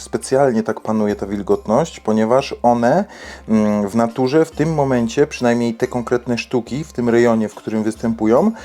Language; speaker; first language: Polish; native; Polish